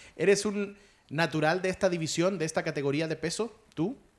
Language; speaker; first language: Spanish; native; Spanish